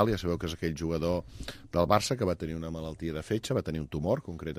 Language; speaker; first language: Catalan; native; Catalan